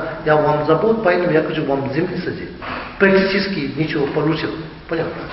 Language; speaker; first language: Russian; non-native, learner; Tibetan